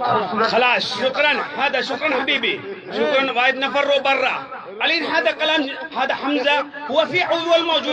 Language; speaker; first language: Arabic; non-native, learner; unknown